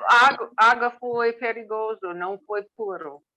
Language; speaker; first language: Portuguese; non-native, learner; English